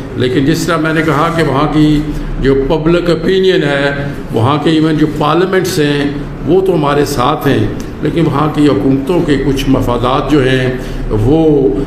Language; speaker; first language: Urdu; non-native, local second language; Pahari-Potwari